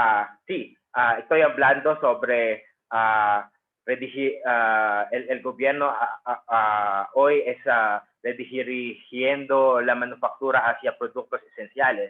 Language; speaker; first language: Spanish; non-native, fluent; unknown